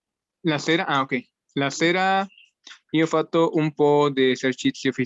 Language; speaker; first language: Italian; non-native, learner; Spanish